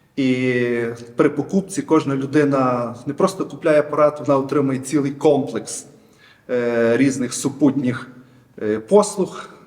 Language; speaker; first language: Ukrainian; native; Ukrainian